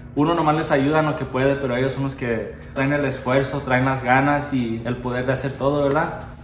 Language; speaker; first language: Spanish; early bilingual, heritage; Spanish